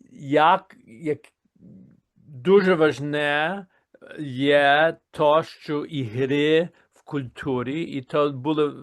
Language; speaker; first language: Ukrainian; early bilingual, heritage; Ukrainian